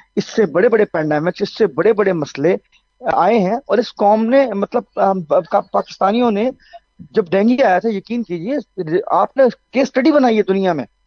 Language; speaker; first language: Urdu; non-native, local second language; Saraiki